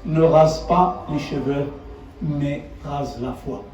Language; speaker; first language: French; non-native, local second language; Arabic